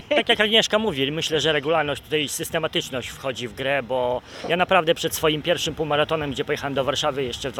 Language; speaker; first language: Polish; native; Polish